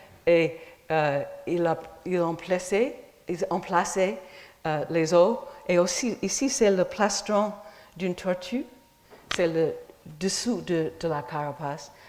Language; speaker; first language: French; non-native, fluent; English